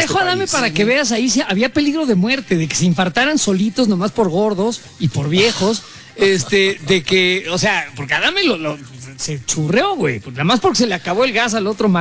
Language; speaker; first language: Spanish; native; Spanish